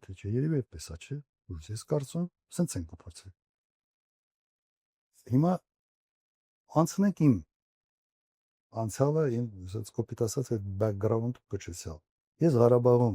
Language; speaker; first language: Armenian; native; Armenian